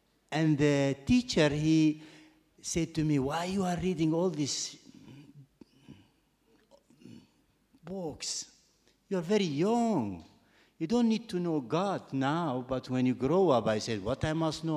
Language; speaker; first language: English; non-native, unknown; Arabic